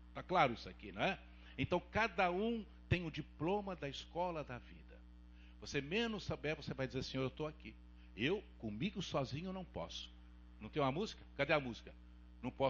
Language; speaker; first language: Portuguese; native; Portuguese